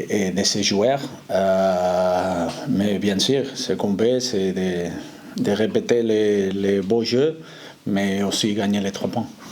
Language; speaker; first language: French; non-native, fluent; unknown